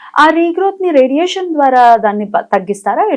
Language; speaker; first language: Telugu; native; Telugu